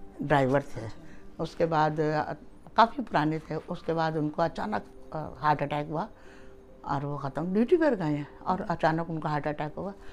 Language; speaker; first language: Urdu; early bilingual, heritage; Urdu